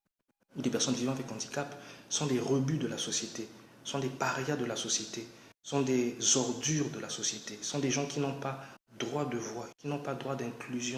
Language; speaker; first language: French; non-native, local second language; Lingala